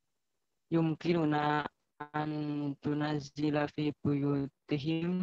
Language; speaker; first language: Arabic; non-native, learner; Indonesian